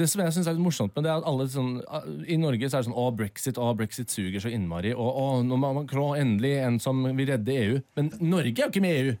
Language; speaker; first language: Norwegian; native; Norwegian